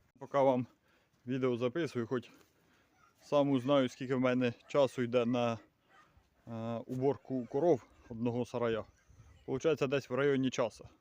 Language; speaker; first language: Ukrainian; native; Ukrainian